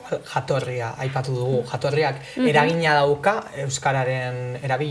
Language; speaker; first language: Basque; native; Basque